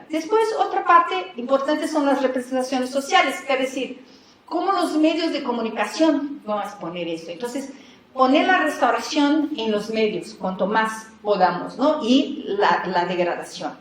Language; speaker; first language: Spanish; non-native, fluent; Portuguese